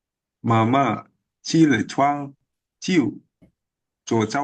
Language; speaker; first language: Chinese; non-native, learner; Indonesian